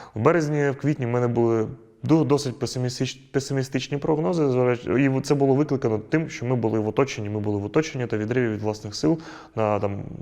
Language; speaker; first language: Ukrainian; native; Ukrainian